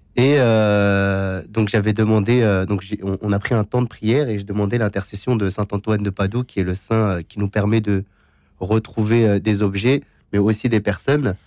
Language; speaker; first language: French; early bilingual, other home language; Syriac